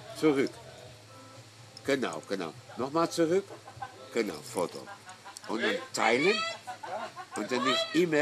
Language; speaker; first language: German; non-native, fluent; Dutch